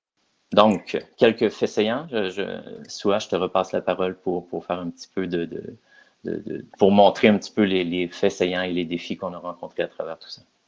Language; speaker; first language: French; native; French